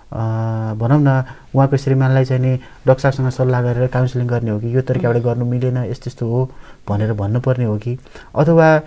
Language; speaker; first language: Nepali; native; Nepali